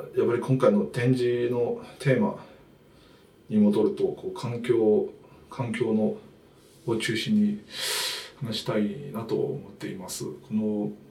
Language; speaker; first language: Japanese; non-native, fluent; Chinese